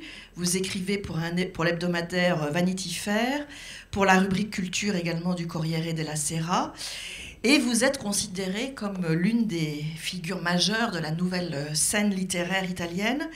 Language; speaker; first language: French; native; French